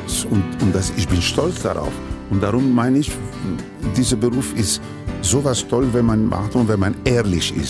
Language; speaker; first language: German; non-native, fluent; Spanish